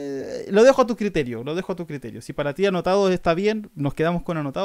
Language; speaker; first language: Spanish; native; Spanish